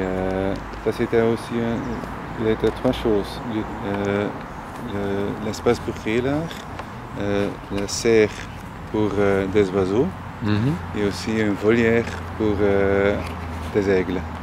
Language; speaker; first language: French; non-native, local second language; Dutch